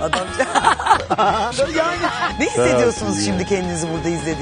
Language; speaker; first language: Turkish; native; Turkish